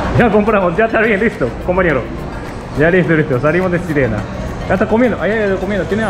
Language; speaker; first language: Spanish; non-native, learner; Japanese